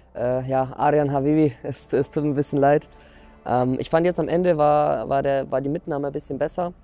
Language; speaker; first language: German; native; German